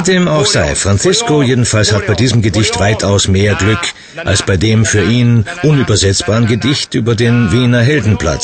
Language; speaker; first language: German; native; German